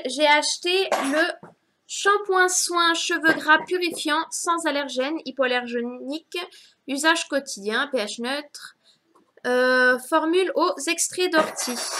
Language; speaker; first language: French; native; French